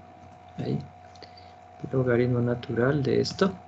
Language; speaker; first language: Spanish; native; Spanish